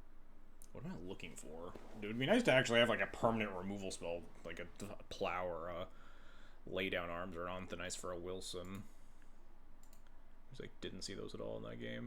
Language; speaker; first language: English; native; English